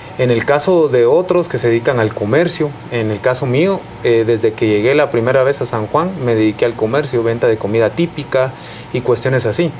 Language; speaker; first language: Spanish; native; Spanish